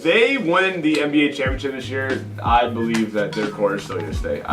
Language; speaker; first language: English; native; English